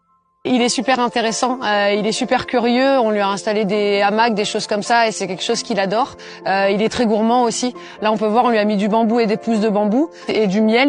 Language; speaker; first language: French; native; French